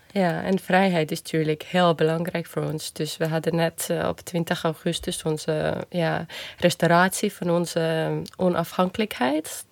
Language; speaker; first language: Dutch; non-native, fluent; Estonian